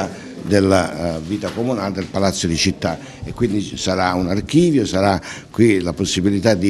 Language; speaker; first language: Italian; native; Italian